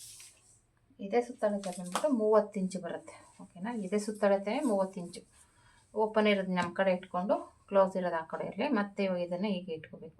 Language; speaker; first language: Kannada; native; Kannada